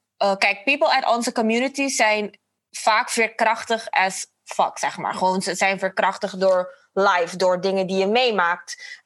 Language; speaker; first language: Dutch; non-native, fluent; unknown